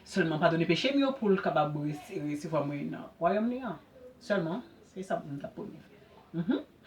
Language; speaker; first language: French; non-native, learner; Haitian Creole